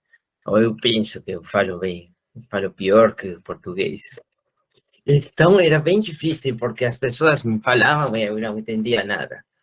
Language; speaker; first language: Portuguese; non-native, fluent; Spanish